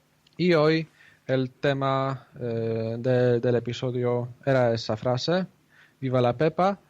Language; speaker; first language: Spanish; non-native, fluent; Polish